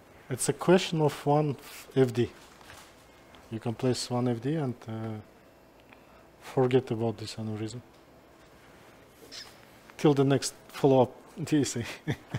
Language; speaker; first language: English; non-native, fluent; Kazakh